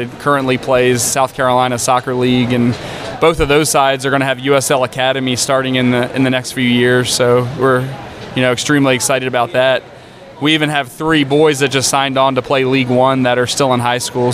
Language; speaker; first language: English; native; English